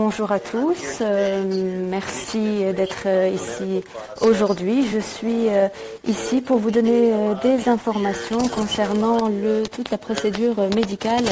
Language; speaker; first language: French; native; French